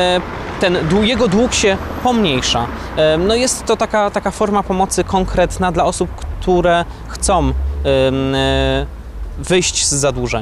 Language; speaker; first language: Polish; native; Polish